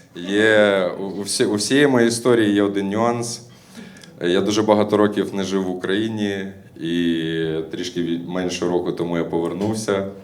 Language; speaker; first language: Ukrainian; native; Ukrainian